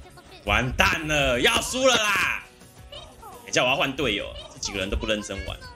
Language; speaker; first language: Chinese; native; Chinese